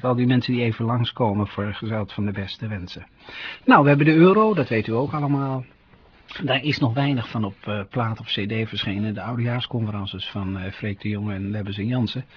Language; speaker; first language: Dutch; native; Dutch